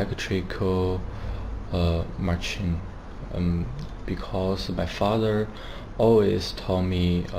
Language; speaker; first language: English; non-native, learner; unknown